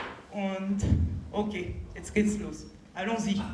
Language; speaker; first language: German; non-native, fluent; French